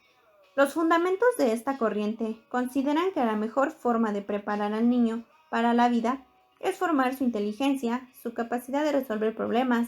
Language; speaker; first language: Spanish; native; Spanish